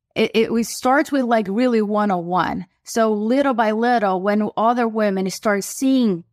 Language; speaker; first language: English; non-native, fluent; Portuguese